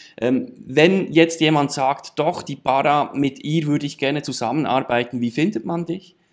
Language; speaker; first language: German; native; German